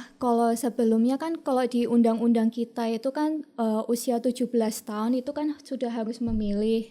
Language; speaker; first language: Indonesian; early bilingual, other home language; German